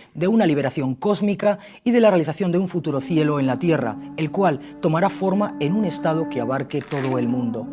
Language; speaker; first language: Spanish; native; Spanish